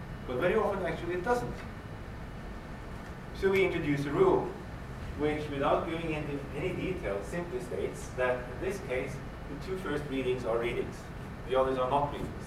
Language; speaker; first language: English; non-native, fluent; Norwegian